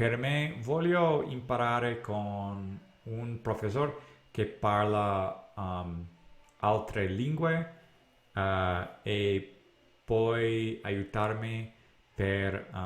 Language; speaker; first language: Italian; non-native, learner; English